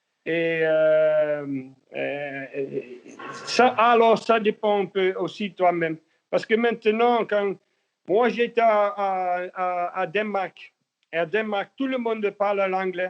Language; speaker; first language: French; non-native, learner; Dutch